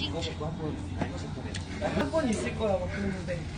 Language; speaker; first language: Korean; native; Korean